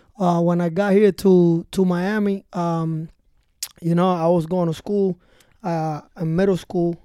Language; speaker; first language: English; early bilingual, other home language; Spanish